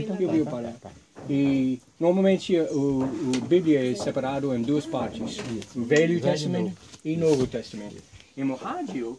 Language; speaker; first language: Portuguese; non-native, learner; English